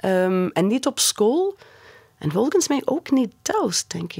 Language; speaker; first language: Dutch; non-native, fluent; English